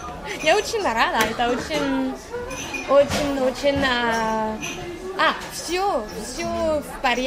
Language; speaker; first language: Russian; non-native, learner; French